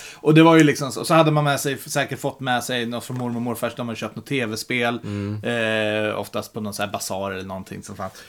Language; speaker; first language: Swedish; native; Swedish